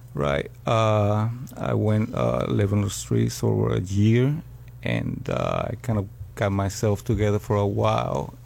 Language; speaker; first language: English; early bilingual, other home language; Spanish